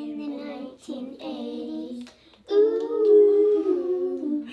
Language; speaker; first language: English; native; English